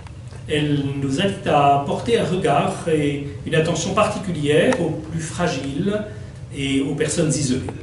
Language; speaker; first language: French; native; French